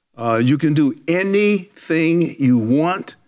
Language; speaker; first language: English; native; English